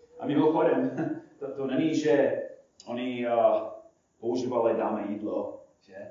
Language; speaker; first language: Czech; non-native, fluent; English